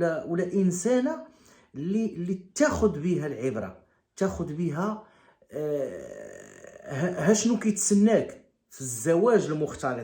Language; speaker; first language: Arabic; native; Arabic